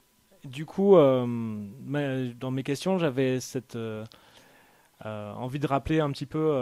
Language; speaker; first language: French; native; French